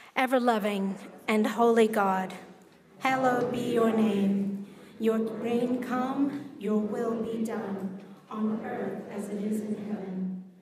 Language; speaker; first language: English; non-native, local second language; Cantonese